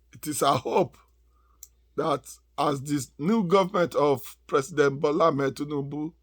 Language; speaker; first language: English; non-native, local second language; Yoruba